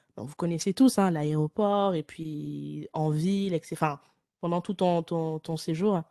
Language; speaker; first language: French; native; French